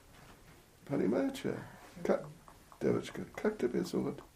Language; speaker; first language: Russian; non-native, fluent; English